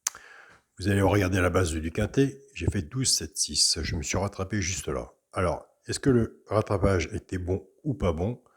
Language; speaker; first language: French; native; French